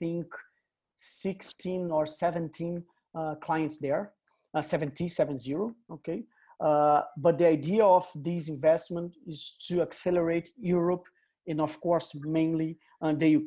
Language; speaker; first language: English; non-native, fluent; Portuguese